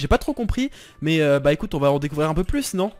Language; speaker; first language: French; native; French